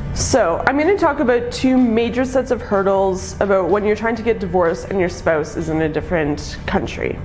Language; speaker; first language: English; native; English